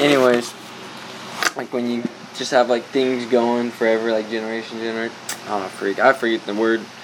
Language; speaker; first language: English; native; English